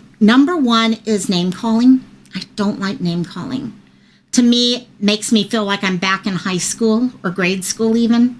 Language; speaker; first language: English; native; English